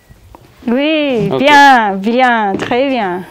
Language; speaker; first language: French; non-native, learner; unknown